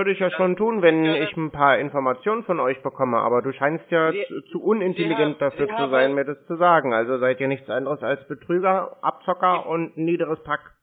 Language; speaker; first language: German; native; German